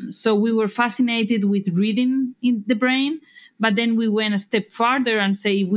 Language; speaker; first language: English; non-native, fluent; Spanish